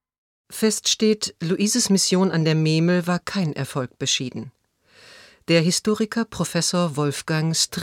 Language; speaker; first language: German; native; German